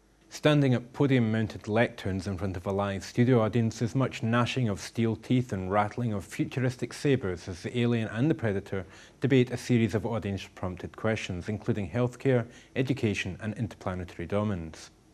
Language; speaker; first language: English; native; English